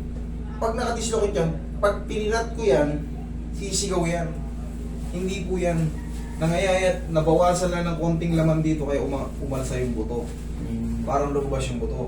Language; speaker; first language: Filipino; native; Filipino